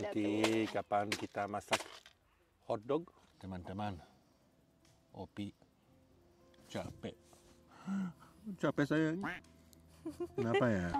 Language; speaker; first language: Indonesian; non-native, learner; French